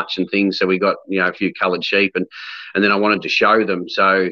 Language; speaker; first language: English; native; English